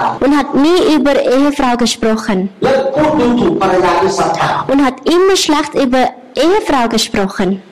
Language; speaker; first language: German; non-native, learner; Thai